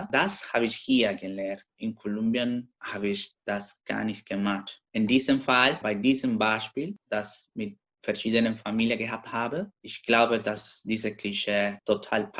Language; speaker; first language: German; non-native, learner; Spanish